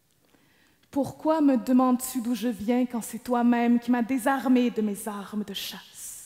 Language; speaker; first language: French; native; French